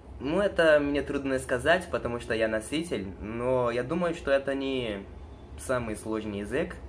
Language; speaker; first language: Russian; non-native, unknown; Portuguese